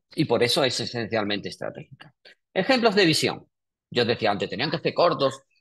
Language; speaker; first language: Spanish; native; Spanish